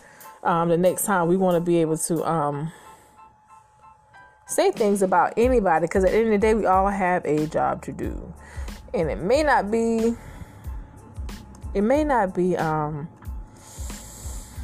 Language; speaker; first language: English; native; English